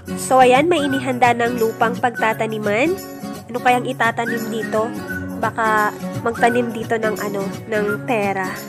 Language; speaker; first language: Filipino; non-native, local second language; Masbatenyo